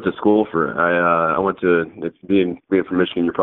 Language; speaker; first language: English; native; English